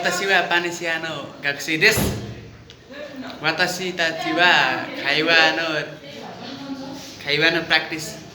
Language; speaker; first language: Japanese; non-native, learner; Nepali